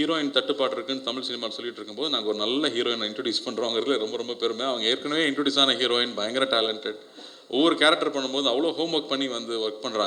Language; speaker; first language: Tamil; native; Tamil